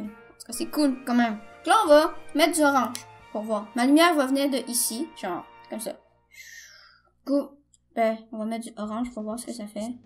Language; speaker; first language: French; native; French